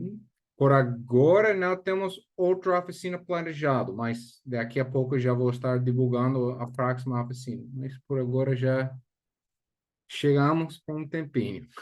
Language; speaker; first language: Portuguese; non-native, fluent; English